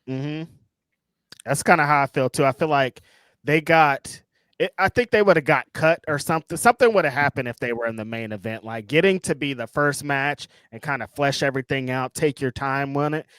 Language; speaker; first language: English; native; English